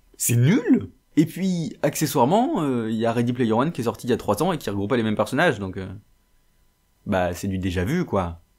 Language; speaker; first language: French; native; French